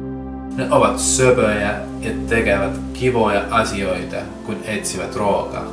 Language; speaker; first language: Finnish; non-native, learner; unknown